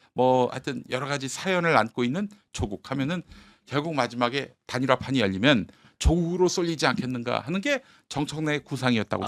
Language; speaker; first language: Korean; native; Korean